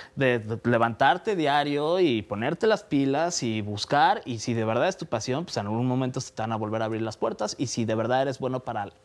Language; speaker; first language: Spanish; native; Spanish